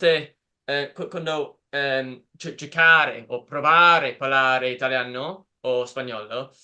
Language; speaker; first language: Italian; non-native, learner; English